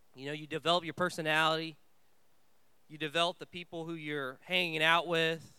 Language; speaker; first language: English; early bilingual, other home language; Vietnamese